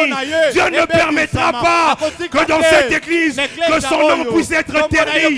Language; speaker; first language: French; non-native, local second language; Lingala